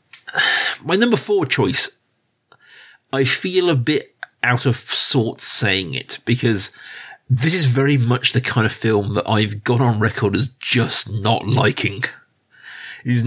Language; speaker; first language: English; native; English